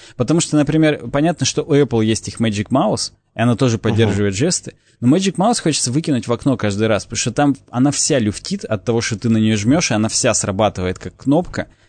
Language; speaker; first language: Russian; native; Russian